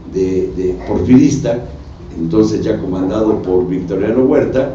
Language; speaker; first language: Spanish; native; Spanish